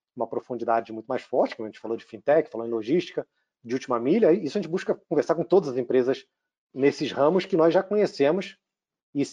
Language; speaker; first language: Portuguese; native; Portuguese